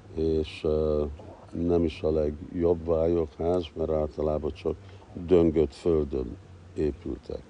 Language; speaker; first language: Hungarian; early bilingual, heritage; Hungarian